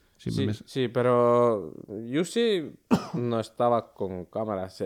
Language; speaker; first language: Spanish; early bilingual, other home language; Finnish